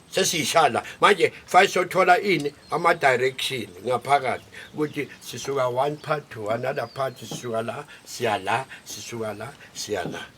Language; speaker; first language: Zulu; native; Zulu